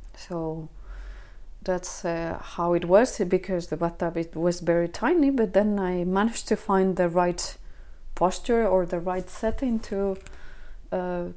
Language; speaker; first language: English; non-native, fluent; Spanish